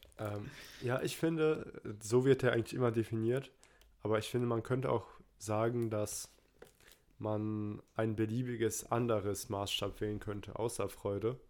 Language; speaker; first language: German; early bilingual, other home language; Turkish